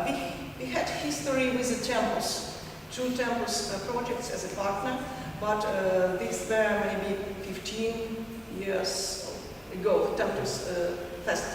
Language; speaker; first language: English; non-native, learner; Ukrainian